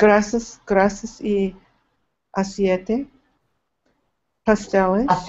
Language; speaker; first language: Spanish; non-native, learner; English